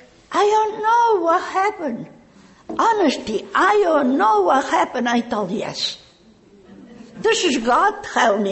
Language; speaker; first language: English; non-native, learner; Catalan